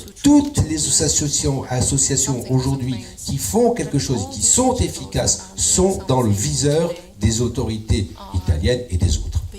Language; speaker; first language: French; native; French